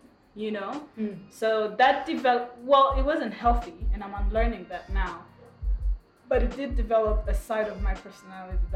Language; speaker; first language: English; non-native, local second language; Kinyarwanda